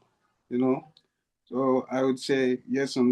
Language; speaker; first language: English; non-native, learner; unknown